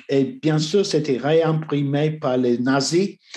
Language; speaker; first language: French; non-native, learner; English